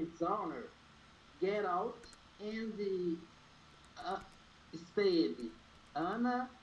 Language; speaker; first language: English; non-native, learner; Portuguese